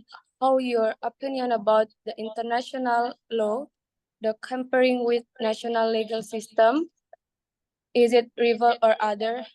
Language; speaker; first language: English; non-native, learner; Indonesian